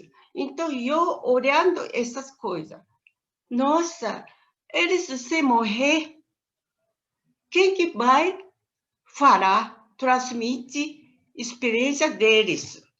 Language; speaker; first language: Portuguese; non-native, learner; Japanese